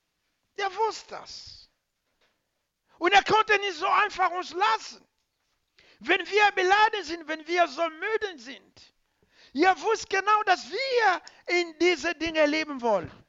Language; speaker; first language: German; non-native, learner; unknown